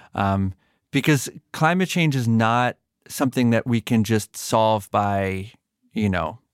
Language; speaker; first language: English; native; English